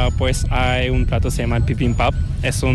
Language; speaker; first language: Spanish; non-native, learner; Korean